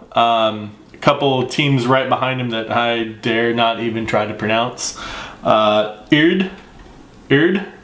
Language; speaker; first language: English; native; English